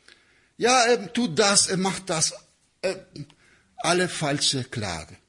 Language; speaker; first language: German; non-native, learner; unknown